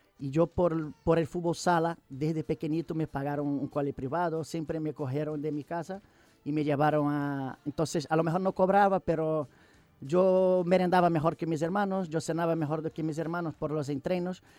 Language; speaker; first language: Spanish; non-native, fluent; Portuguese